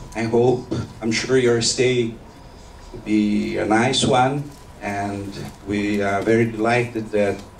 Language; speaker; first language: English; non-native, fluent; Portuguese